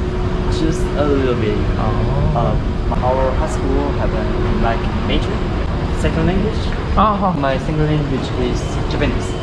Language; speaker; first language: English; non-native, learner; Chinese